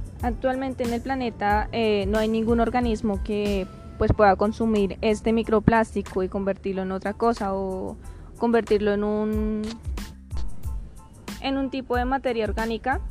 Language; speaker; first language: Spanish; native; Spanish